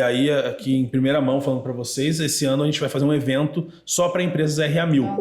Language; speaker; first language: Portuguese; native; Portuguese